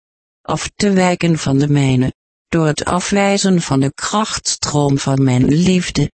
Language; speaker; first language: Dutch; native; Dutch